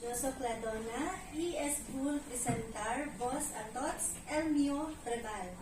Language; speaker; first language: Catalan; non-native, learner; Filipino